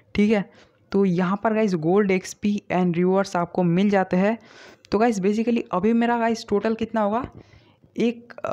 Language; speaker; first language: Hindi; non-native, local second language; Bangla